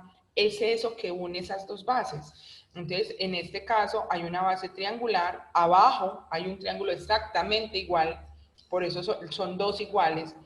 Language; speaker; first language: Spanish; native; Spanish